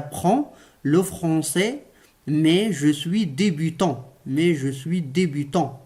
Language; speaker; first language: French; non-native, local second language; Arabic